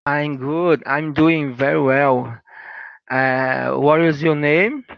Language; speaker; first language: English; non-native, learner; Portuguese